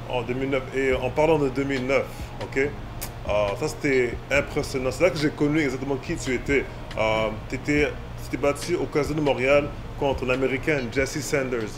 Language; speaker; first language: French; native; French